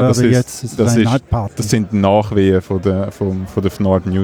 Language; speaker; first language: German; native; German